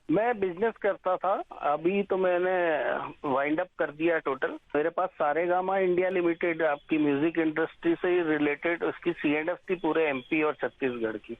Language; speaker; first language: Hindi; native; Hindi